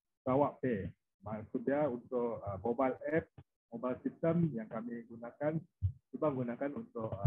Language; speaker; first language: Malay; non-native, local second language; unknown